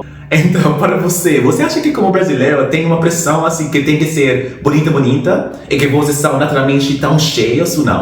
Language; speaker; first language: Portuguese; non-native, fluent; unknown